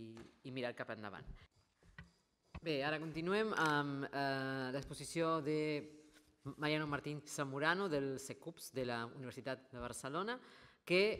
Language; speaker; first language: Catalan; non-native, fluent; Spanish